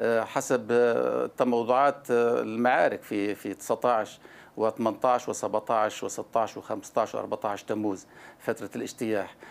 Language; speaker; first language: Arabic; native; Arabic